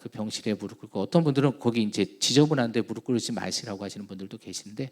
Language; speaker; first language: Korean; native; Korean